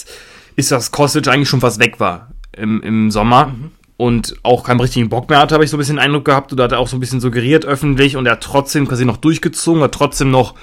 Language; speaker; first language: German; native; German